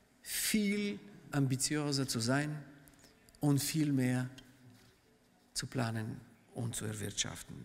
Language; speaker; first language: German; non-native, fluent; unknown